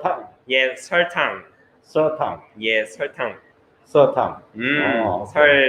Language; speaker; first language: English; non-native, learner; Korean